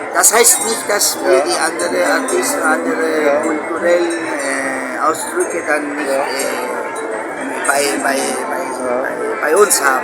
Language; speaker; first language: German; early bilingual, heritage; Spanish